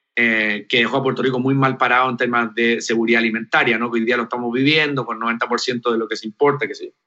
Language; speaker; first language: Spanish; native; Spanish